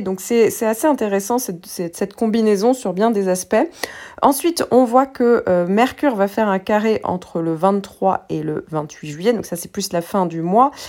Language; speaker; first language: French; native; French